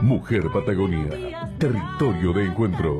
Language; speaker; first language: Spanish; native; Spanish